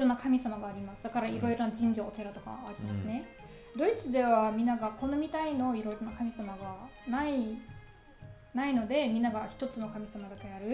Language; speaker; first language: Japanese; non-native, learner; German